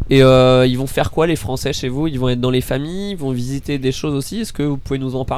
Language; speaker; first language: French; native; French